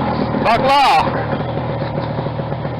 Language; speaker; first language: Russian; native; Russian